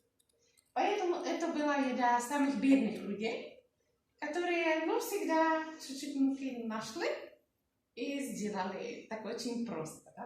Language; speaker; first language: Russian; non-native, learner; Czech